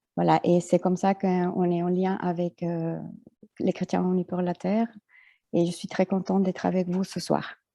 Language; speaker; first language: French; non-native, fluent; Spanish